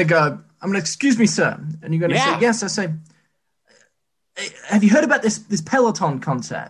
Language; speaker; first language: English; native; English